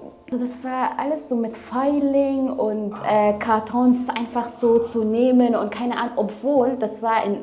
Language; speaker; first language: German; non-native, fluent; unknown